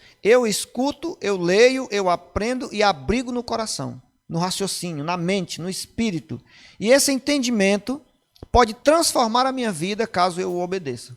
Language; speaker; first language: Portuguese; native; Portuguese